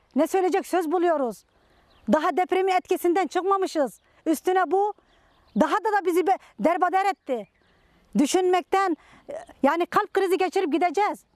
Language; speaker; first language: Turkish; native; Turkish